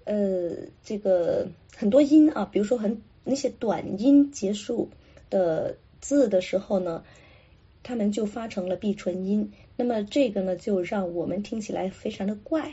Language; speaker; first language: Chinese; non-native, local second language; Cantonese